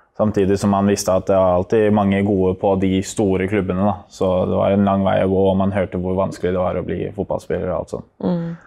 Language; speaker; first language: Norwegian; native; Norwegian